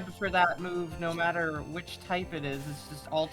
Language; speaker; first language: English; native; English